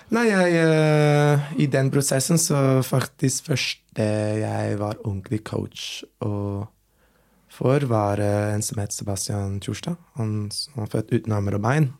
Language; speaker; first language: Norwegian; non-native, fluent; English